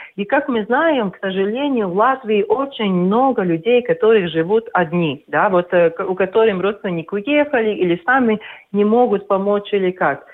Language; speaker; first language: Russian; non-native, local second language; Latvian